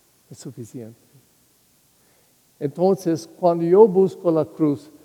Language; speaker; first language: Spanish; non-native, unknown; English